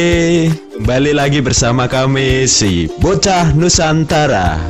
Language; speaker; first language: Indonesian; native; Indonesian